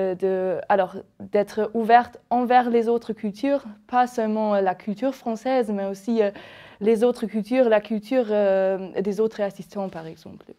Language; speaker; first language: French; non-native, fluent; German